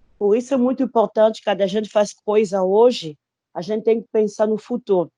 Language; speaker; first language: Portuguese; non-native, fluent; Lingala